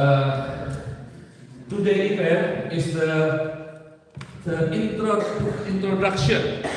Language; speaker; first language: English; non-native, learner; Indonesian